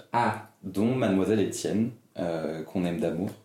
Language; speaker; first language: French; native; French